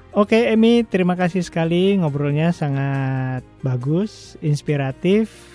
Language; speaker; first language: Indonesian; native; Indonesian